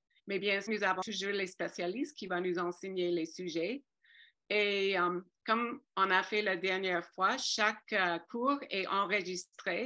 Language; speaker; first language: French; non-native, fluent; English